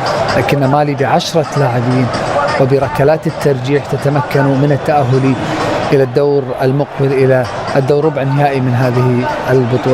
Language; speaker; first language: Arabic; native; Arabic